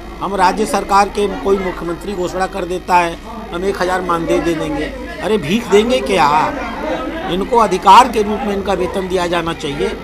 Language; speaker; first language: Hindi; native; Hindi